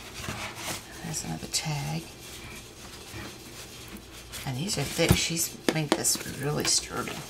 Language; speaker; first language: English; native; English